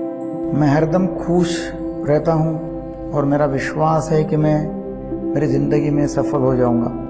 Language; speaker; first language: Hindi; non-native, local second language; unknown